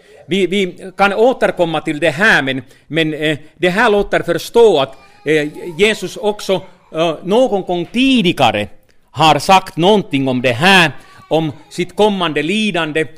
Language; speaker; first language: Swedish; non-native, fluent; Finnish